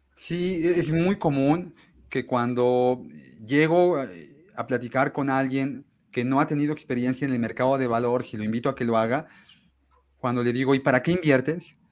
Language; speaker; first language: Spanish; native; Spanish